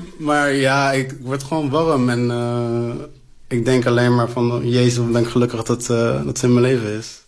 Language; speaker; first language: Dutch; native; Dutch